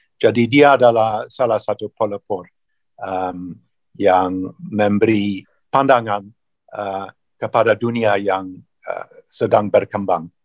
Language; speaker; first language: Indonesian; non-native, fluent; English